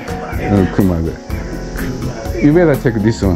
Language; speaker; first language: English; non-native, learner; Japanese